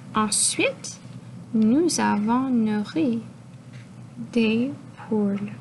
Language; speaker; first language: French; non-native, local second language; English